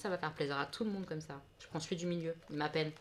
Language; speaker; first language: French; native; French